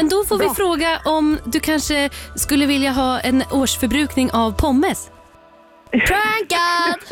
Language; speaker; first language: Swedish; native; Swedish